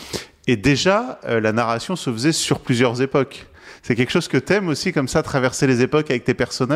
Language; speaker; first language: French; native; French